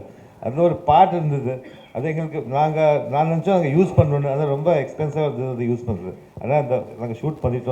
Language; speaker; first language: Tamil; early bilingual, heritage; Tamil